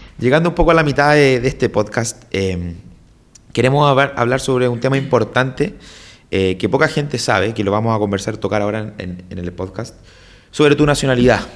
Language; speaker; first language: Spanish; native; Spanish